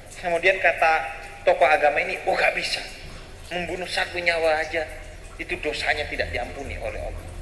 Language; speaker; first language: Indonesian; non-native, local second language; Madurese